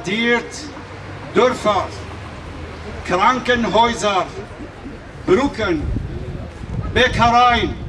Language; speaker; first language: German; non-native, fluent; Kurdish